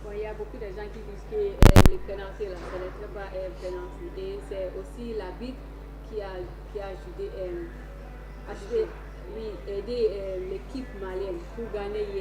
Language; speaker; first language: French; non-native, learner; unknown